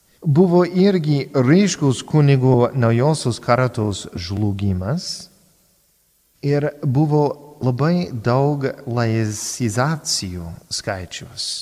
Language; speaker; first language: Lithuanian; non-native, fluent; English